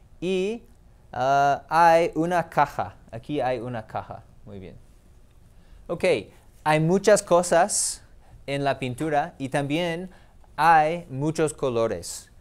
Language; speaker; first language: Spanish; non-native, fluent; English